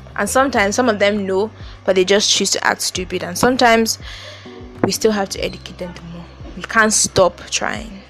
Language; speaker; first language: English; non-native, local second language; Yoruba